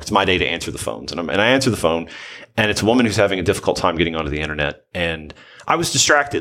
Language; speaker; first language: English; native; English